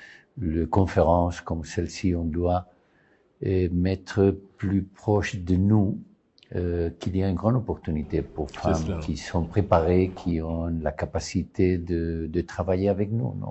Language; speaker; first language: French; non-native, learner; Spanish